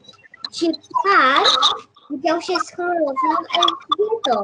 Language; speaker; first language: Polish; early bilingual, other home language; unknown